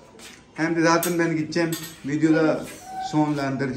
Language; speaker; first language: Turkish; non-native, learner; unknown